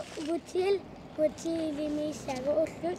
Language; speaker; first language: Danish; non-native, learner; Kalaallisut